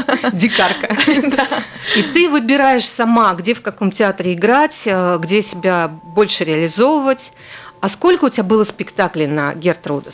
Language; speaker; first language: Russian; native; Russian